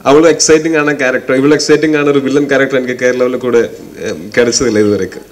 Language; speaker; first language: Tamil; non-native, learner; Malayalam